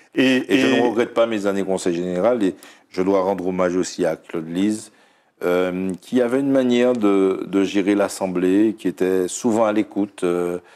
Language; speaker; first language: French; native; French